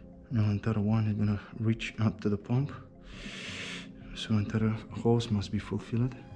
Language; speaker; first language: English; non-native, fluent; Romanian